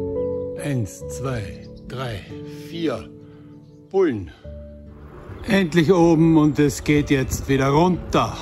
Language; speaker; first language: German; native; German